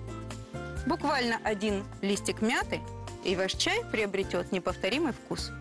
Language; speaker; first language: Russian; native; Russian